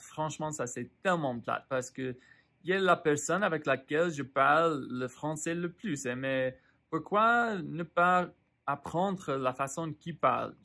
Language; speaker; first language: French; non-native, fluent; English